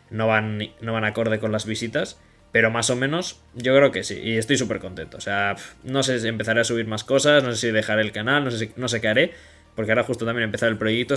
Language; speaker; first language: Spanish; native; Spanish